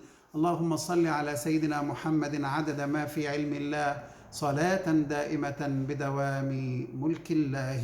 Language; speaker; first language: Arabic; native; Arabic